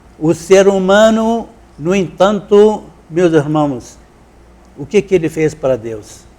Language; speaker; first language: Portuguese; non-native, fluent; Arabic